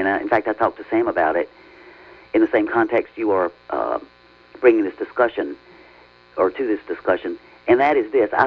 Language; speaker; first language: English; native; English